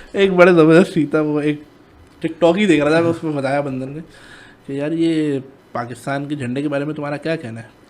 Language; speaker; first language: Urdu; native; Urdu